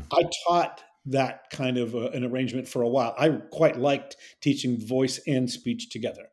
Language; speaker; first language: English; native; English